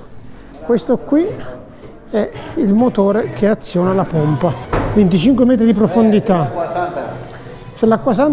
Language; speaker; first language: Italian; native; Italian